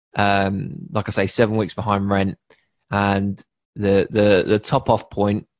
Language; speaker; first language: English; native; English